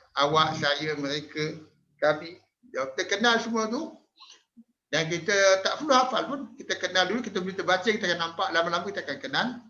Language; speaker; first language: Malay; native; Malay